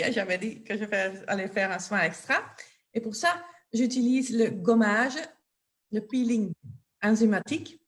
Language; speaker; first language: French; non-native, local second language; Dutch